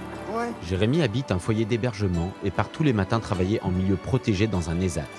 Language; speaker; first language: French; native; French